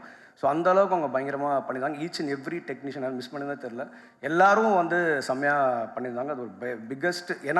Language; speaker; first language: Tamil; native; Tamil